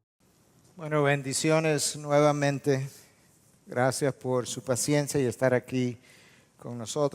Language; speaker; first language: Spanish; native; Spanish